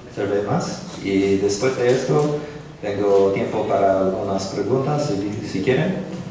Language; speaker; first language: Spanish; non-native, learner; English